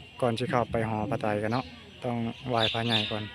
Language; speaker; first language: Thai; non-native, local second language; Lao